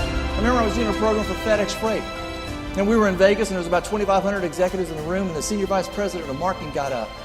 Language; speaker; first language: English; native; English